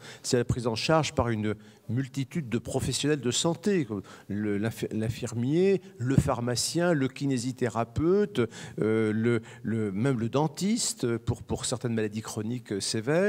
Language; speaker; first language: French; native; French